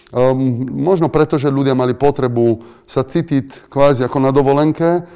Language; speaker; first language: Slovak; non-native, fluent; Italian